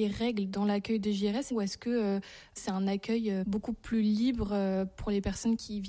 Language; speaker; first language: French; native; French